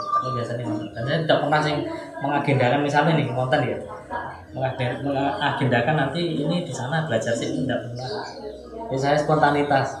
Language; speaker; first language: Indonesian; non-native, local second language; Javanese